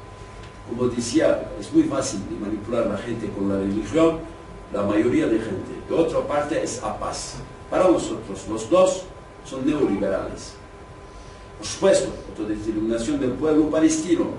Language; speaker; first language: Spanish; non-native, fluent; Kurdish